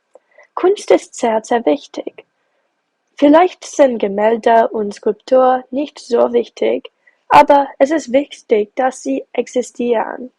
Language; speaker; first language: German; non-native, learner; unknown